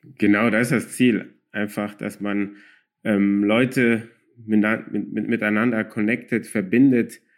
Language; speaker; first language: German; early bilingual, other home language; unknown